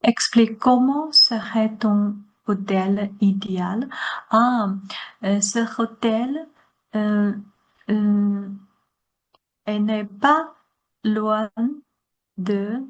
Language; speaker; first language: French; non-native, learner; Chinese